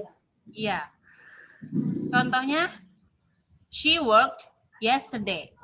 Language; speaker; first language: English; non-native, learner; Indonesian